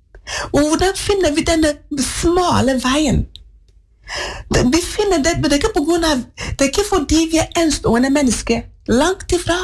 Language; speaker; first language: Norwegian; non-native, fluent; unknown